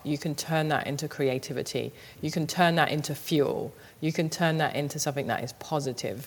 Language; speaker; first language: English; native; English